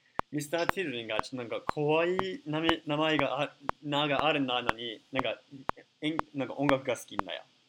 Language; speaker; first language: Japanese; non-native, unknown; English